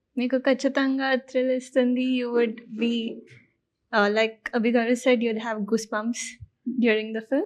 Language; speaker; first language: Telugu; non-native, learner; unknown